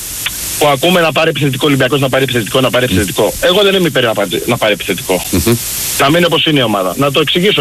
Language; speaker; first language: Greek; native; Greek